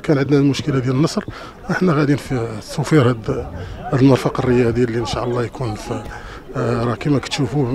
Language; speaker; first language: Arabic; native; Arabic